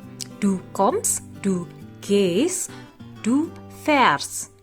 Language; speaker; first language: German; non-native, fluent; Indonesian